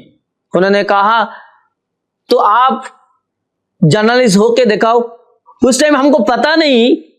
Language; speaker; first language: Hindi; non-native, local second language; Bangla